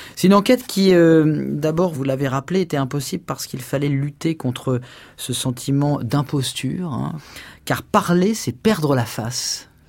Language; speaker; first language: French; native; French